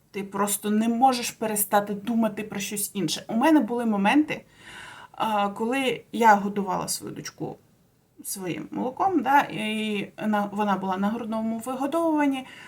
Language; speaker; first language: Ukrainian; non-native, local second language; Russian